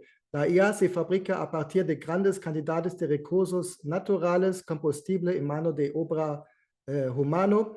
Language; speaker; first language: Spanish; non-native, fluent; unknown